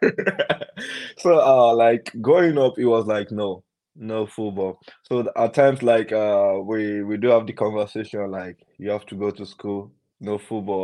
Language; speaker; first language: English; non-native, local second language; Yoruba